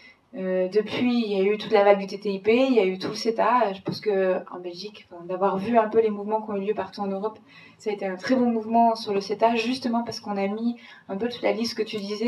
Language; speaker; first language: French; native; French